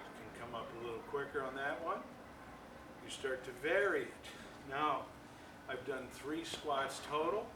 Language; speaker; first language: English; native; English